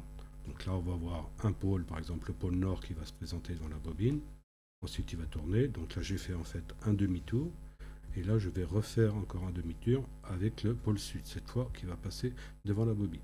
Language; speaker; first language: French; native; French